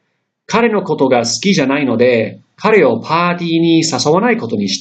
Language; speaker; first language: Japanese; non-native, fluent; English